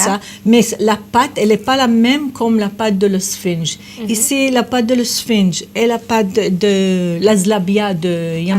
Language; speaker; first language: French; non-native, fluent; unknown